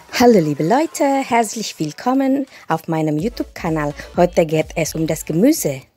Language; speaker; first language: German; non-native, fluent; Indonesian